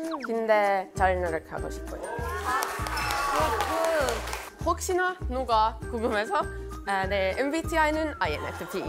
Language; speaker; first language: Korean; non-native, learner; Finnish